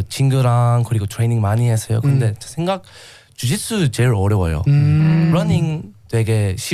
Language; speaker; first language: Korean; non-native, learner; English